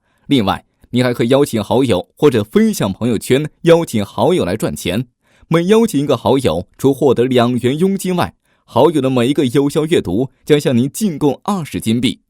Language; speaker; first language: Chinese; native; Chinese